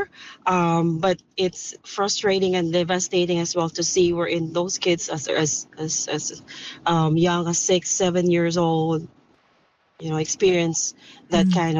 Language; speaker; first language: English; non-native, local second language; Cebuano